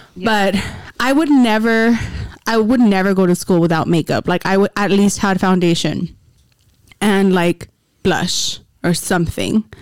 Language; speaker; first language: English; native; English